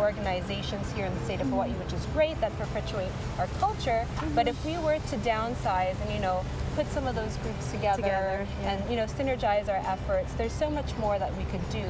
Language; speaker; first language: English; early bilingual, other home language; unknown